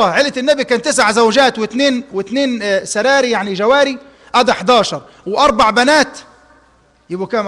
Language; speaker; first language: Arabic; native; Arabic